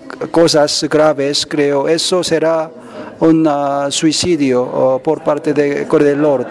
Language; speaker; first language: Spanish; non-native, learner; Korean